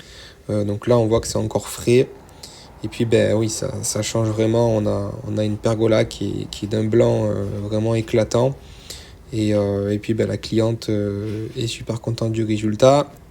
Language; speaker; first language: French; native; French